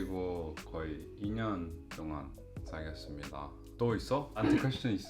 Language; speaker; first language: Korean; non-native, fluent; English